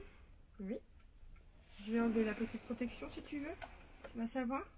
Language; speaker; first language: French; native; French